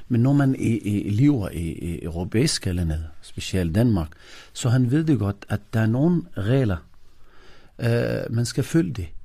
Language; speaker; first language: Danish; non-native, fluent; Arabic